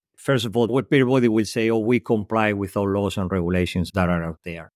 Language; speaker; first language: English; non-native, fluent; Spanish